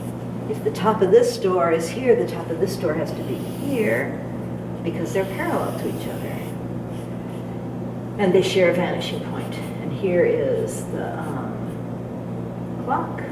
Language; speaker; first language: English; native; English